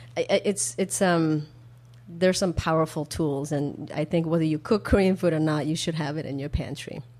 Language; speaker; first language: English; early bilingual, other home language; Korean